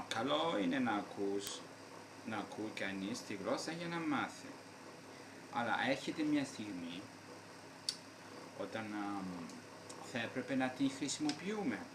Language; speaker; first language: Greek; non-native, fluent; Italian